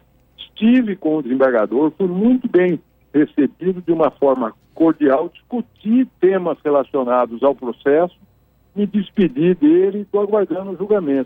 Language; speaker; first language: Portuguese; native; Portuguese